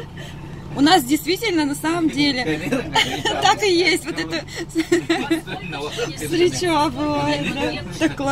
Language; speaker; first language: Russian; native; Russian